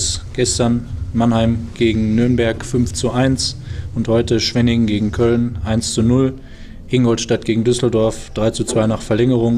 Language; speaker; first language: German; native; German